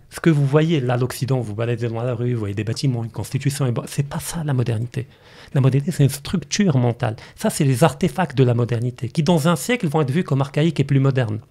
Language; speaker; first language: French; non-native, local second language; Arabic